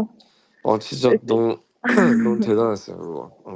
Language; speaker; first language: Korean; early bilingual, heritage; Korean